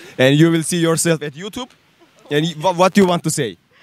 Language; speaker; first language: English; non-native, learner; Turkish